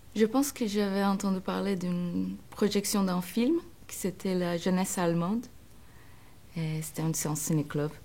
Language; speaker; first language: French; non-native, fluent; Portuguese